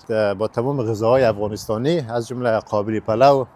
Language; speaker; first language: Persian; native; Persian